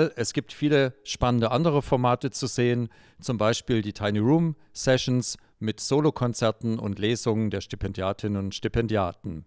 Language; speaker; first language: German; native; German